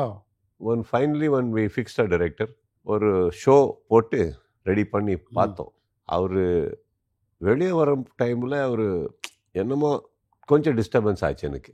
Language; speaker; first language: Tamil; non-native, local second language; Kannada